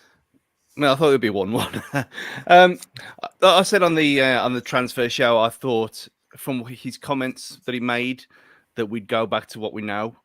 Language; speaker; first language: English; native; English